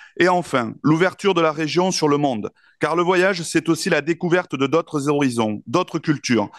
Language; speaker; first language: French; native; French